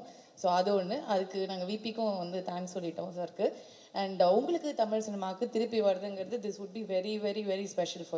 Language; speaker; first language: Tamil; native; Tamil